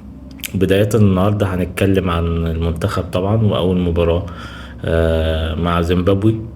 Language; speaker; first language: Arabic; native; Arabic